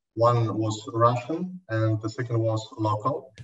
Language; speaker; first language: English; non-native, learner; Russian